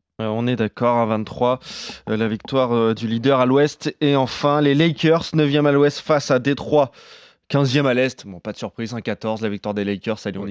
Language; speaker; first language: French; native; French